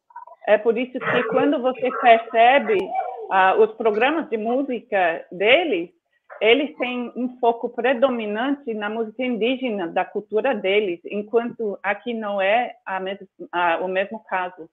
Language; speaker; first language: Portuguese; non-native, fluent; English